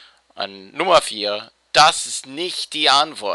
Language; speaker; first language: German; non-native, fluent; English